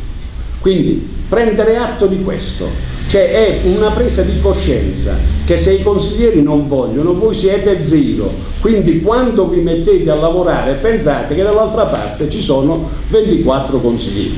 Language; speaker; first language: Italian; native; Italian